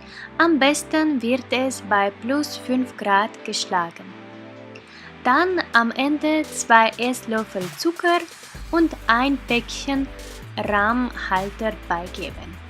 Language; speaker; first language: German; non-native, fluent; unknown